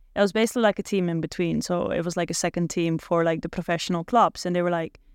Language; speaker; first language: English; non-native, fluent; Dutch